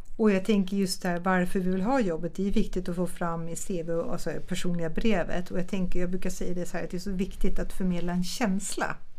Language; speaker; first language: Swedish; early bilingual, other home language; German